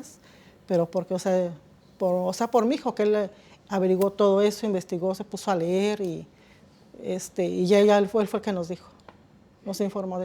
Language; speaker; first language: Spanish; native; Spanish